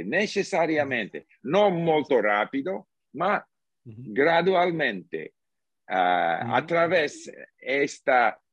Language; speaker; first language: Italian; non-native, learner; English